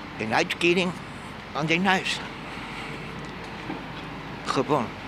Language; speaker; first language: Dutch; non-native, fluent; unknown